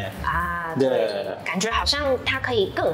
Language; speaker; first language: Chinese; native; Chinese